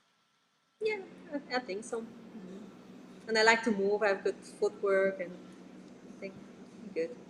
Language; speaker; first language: English; non-native, learner; Italian